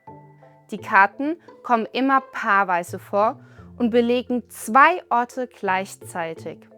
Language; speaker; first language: German; native; German